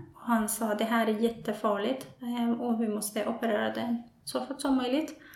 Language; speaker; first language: Swedish; non-native, fluent; Persian